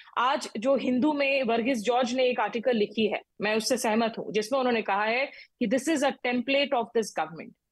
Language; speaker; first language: Hindi; native; Hindi